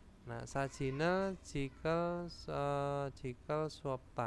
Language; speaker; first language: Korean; non-native, learner; Indonesian